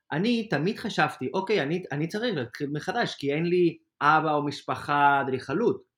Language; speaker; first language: Hebrew; non-native, fluent; Spanish